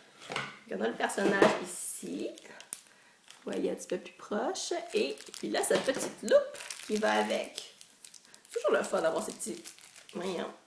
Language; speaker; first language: French; native; French